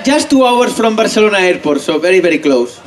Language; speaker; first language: English; non-native, fluent; Spanish